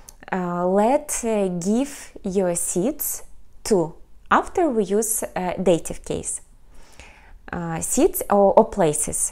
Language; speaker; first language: English; non-native, fluent; Russian